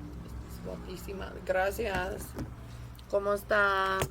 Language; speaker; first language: Spanish; non-native, learner; English